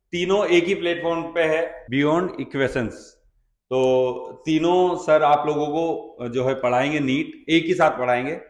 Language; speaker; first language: Hindi; native; Hindi